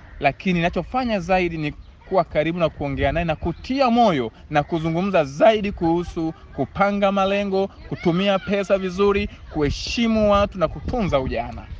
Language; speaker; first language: Swahili; native; Swahili